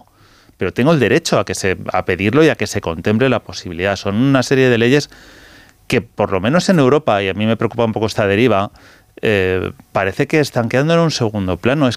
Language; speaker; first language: Spanish; native; Spanish